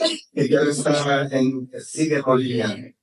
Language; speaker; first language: Spanish; non-native, fluent; Portuguese